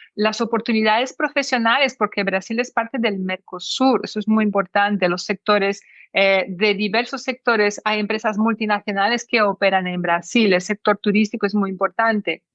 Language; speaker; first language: Spanish; early bilingual, heritage; Portuguese